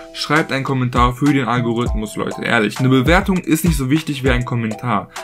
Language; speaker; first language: German; early bilingual, other home language; Turkish